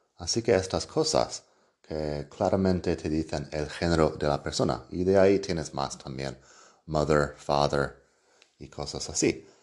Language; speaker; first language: Spanish; non-native, fluent; English